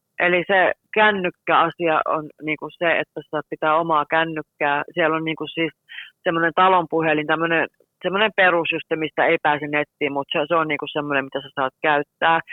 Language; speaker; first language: Finnish; native; Finnish